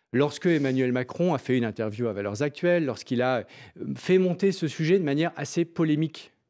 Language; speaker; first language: French; native; French